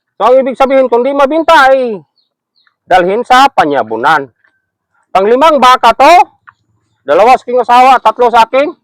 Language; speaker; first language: Filipino; non-native, local second language; Cebuano